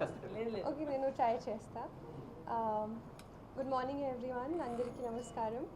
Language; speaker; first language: Telugu; non-native, learner; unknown